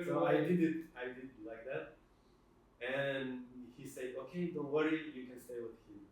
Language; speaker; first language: English; non-native, fluent; Russian